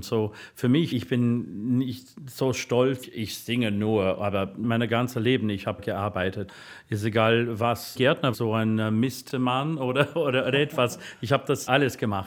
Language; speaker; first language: German; non-native, fluent; English